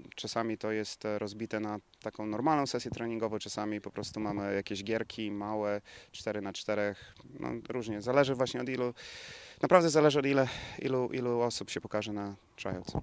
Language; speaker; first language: Polish; native; Polish